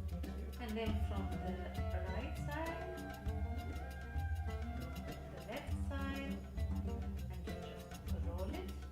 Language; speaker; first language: English; non-native, learner; Arabic